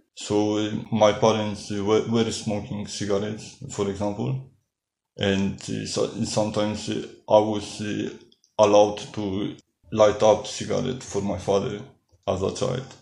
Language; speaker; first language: English; non-native, learner; Polish